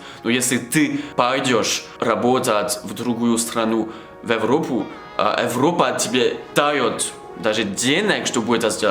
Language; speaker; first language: Russian; non-native, learner; French